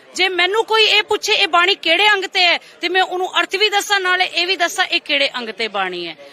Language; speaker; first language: Punjabi; non-native, local second language; Hindi